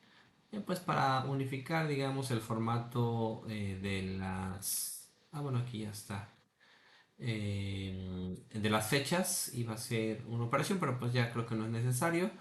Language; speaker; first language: Spanish; native; Spanish